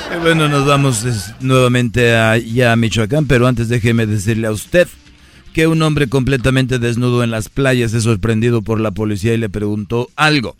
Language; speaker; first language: Spanish; native; Spanish